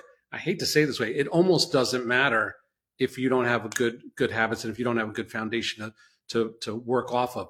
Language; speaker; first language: English; native; English